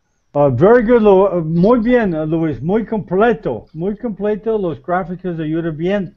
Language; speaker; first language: Spanish; non-native, learner; English